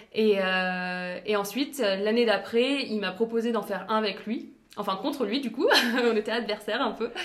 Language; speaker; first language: French; native; French